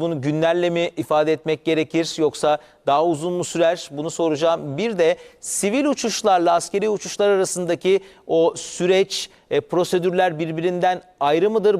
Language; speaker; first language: Turkish; native; Turkish